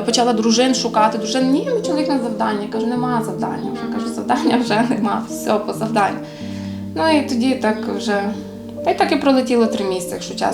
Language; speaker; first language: Ukrainian; native; Ukrainian